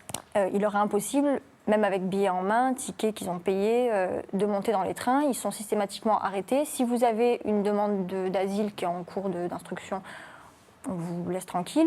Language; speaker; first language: French; native; French